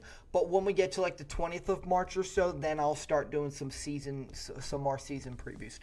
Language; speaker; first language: English; native; English